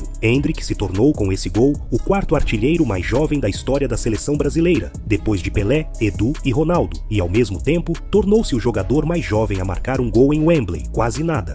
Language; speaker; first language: Portuguese; native; Portuguese